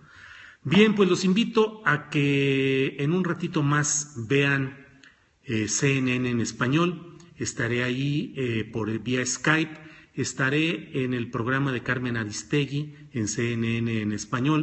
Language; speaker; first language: Spanish; native; Spanish